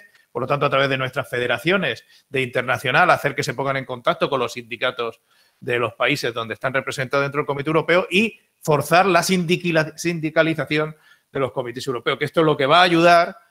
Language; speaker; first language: Spanish; native; Spanish